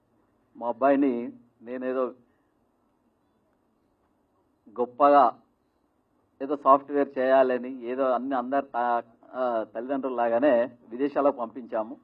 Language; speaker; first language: Telugu; native; Telugu